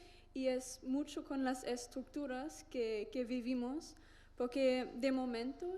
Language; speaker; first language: Spanish; non-native, learner; German